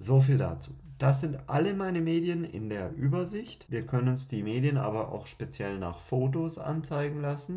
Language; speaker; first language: German; native; German